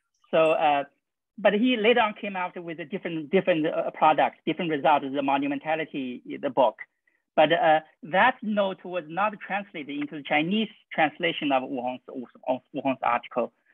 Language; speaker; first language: English; non-native, fluent; Chinese